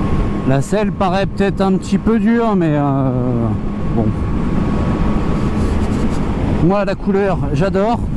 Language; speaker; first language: French; native; French